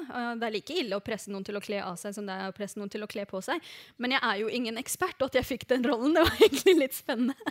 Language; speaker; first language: Norwegian; early bilingual, other home language; Arabic